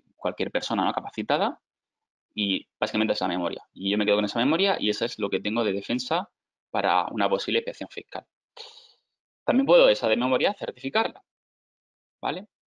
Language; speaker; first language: Spanish; native; Spanish